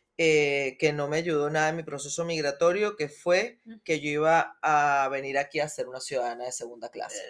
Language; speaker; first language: Spanish; native; Spanish